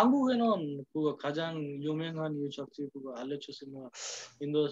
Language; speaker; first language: Korean; non-native, learner; Hindi